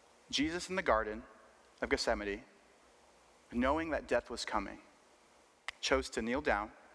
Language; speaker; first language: English; early bilingual, other home language; Spanish